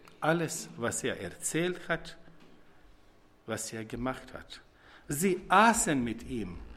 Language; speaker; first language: German; non-native, fluent; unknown